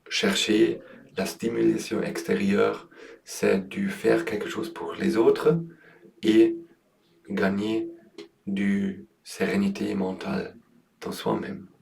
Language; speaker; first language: French; non-native, learner; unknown